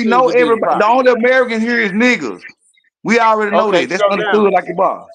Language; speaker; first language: English; native; English